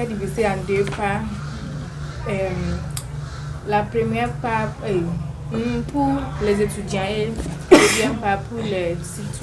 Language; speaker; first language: French; non-native, learner; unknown